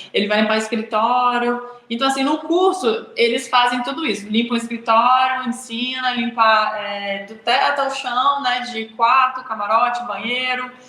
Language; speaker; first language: Portuguese; native; Portuguese